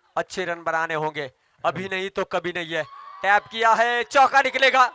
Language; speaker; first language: Hindi; non-native, local second language; Marathi